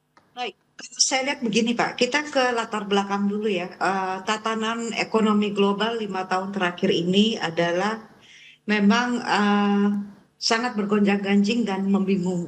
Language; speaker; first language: Indonesian; native; Indonesian